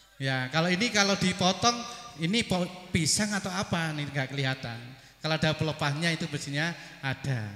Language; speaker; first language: Indonesian; non-native, local second language; Javanese